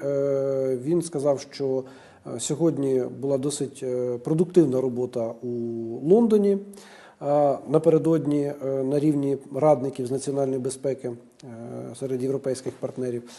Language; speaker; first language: Ukrainian; native; Ukrainian